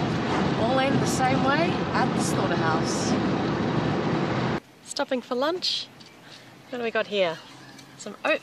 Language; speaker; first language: English; native; English